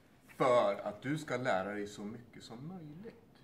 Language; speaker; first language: Swedish; non-native, learner; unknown